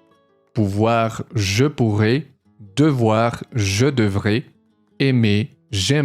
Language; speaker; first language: French; non-native, fluent; Spanish